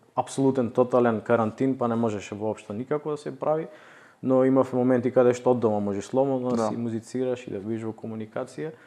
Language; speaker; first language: Macedonian; native; Macedonian